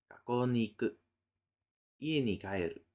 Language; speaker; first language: Japanese; non-native, fluent; English